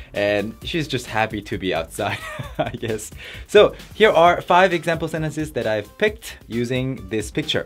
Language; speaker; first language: English; non-native, fluent; Korean